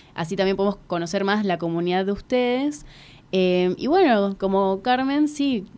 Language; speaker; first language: Spanish; native; Spanish